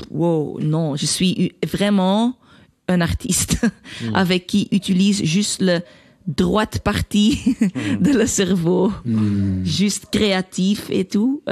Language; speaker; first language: French; non-native, learner; Dutch